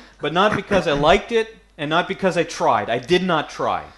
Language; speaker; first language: English; native; English